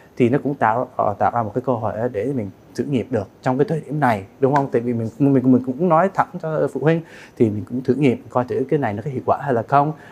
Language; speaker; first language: Vietnamese; early bilingual, heritage; Vietnamese